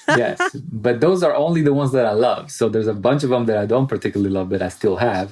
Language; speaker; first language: English; non-native, fluent; Italian